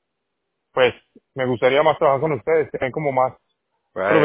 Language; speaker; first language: Spanish; native; Spanish